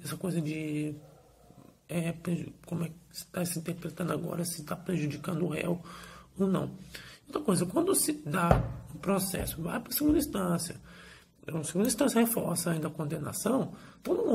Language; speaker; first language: Portuguese; native; Portuguese